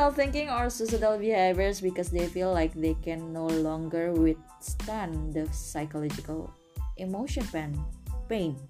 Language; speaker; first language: English; non-native, fluent; Indonesian